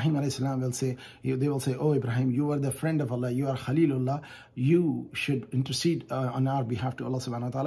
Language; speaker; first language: English; non-native, fluent; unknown